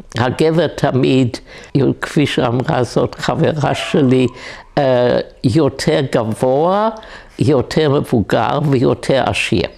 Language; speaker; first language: Hebrew; non-native, fluent; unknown